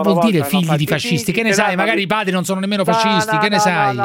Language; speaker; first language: Italian; native; Italian